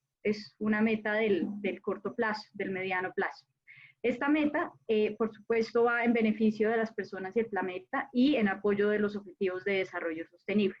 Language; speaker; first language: Spanish; native; Spanish